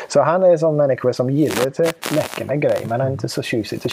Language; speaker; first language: Swedish; non-native, fluent; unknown